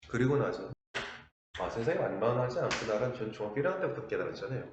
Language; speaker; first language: Korean; native; Korean